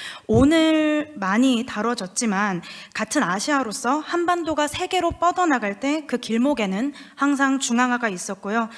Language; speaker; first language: Korean; native; Korean